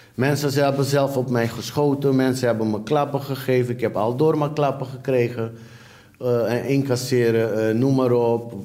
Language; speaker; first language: Dutch; early bilingual, other home language; Papiamento